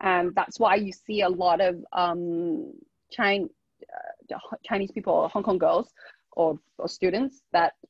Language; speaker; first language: English; non-native, local second language; Chinese